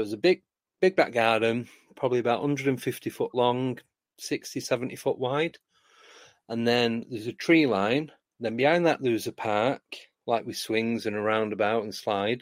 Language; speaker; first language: English; native; English